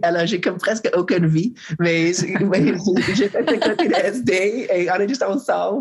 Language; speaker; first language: French; non-native, learner; English